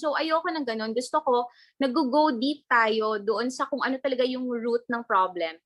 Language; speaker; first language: Filipino; non-native, local second language; Cebuano